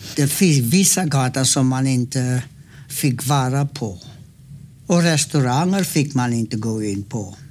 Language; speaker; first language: Swedish; non-native, fluent; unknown